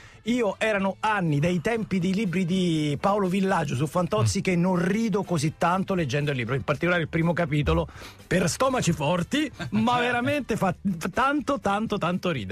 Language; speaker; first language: Italian; native; Italian